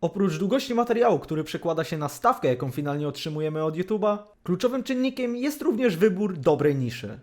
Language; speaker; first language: Polish; native; Polish